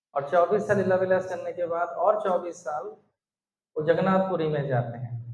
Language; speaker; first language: Hindi; non-native, local second language; Bangla